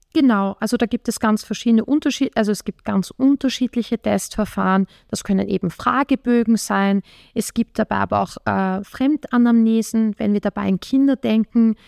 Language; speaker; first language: German; native; German